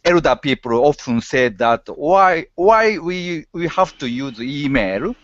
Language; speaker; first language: English; non-native, learner; Japanese